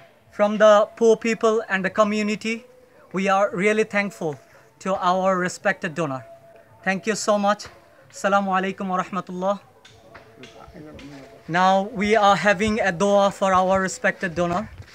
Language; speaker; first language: English; non-native, local second language; Bangla